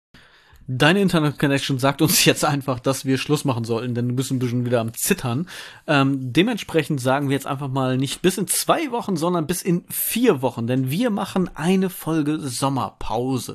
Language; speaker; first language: German; native; German